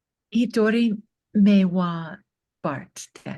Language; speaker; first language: Japanese; non-native, learner; English